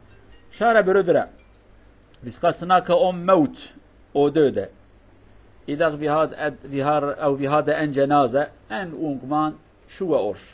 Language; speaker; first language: Swedish; non-native, learner; Kurdish